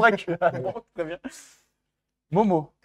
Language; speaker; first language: French; native; French